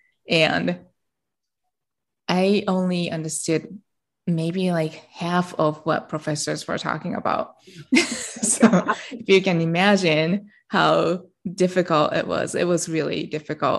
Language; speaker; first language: English; non-native, fluent; Japanese